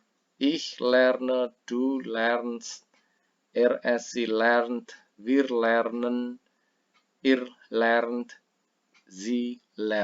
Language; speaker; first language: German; non-native, fluent; Indonesian